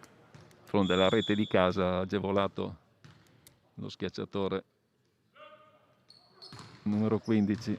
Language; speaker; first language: Italian; native; Italian